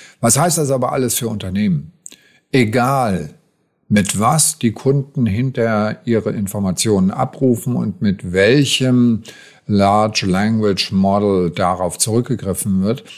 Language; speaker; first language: German; native; German